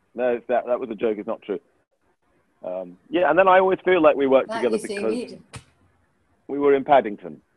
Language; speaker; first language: English; native; English